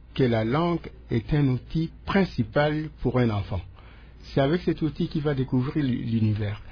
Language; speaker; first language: French; non-native, local second language; Lingala